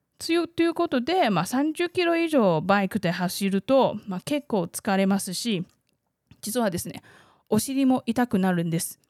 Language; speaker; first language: Japanese; non-native, fluent; Chinese